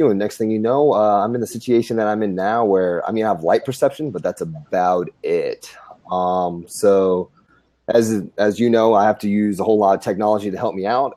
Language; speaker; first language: English; native; English